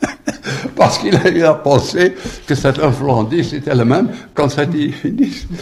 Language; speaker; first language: French; non-native, fluent; Dutch